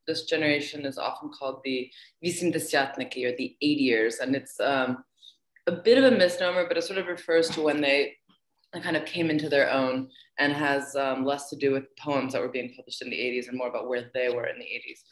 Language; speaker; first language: English; native; English